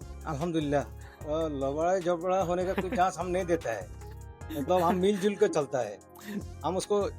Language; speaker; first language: Hindi; non-native, fluent; Bangla